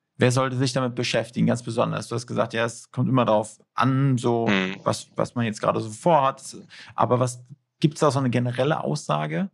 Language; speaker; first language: German; native; German